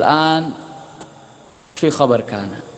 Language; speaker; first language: Arabic; non-native, fluent; Indonesian